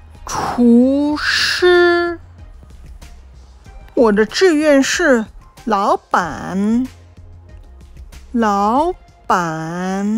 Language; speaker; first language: Chinese; non-native, local second language; Cantonese